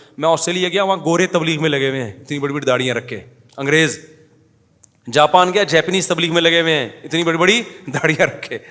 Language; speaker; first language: Urdu; native; Urdu